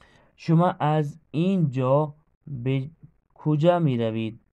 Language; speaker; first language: Persian; non-native, fluent; Urdu